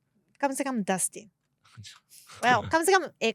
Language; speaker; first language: Hindi; non-native, fluent; Japanese